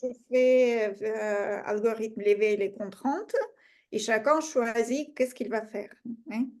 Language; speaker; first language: French; non-native, fluent; Russian